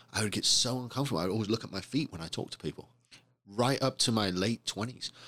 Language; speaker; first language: English; native; English